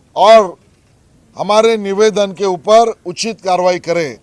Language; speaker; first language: Hindi; non-native, local second language; Marathi